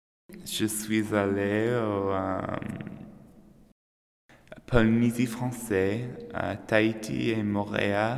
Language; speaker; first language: French; non-native, learner; English